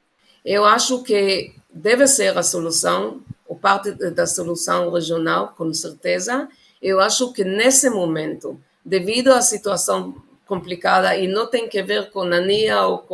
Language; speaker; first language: Portuguese; non-native, fluent; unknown